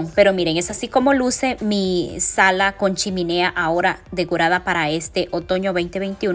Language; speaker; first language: Spanish; native; Spanish